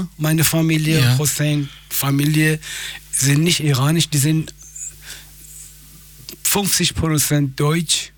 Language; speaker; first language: German; non-native, fluent; Persian